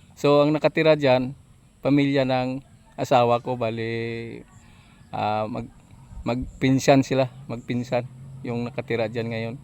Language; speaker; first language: Filipino; non-native, local second language; Hiligaynon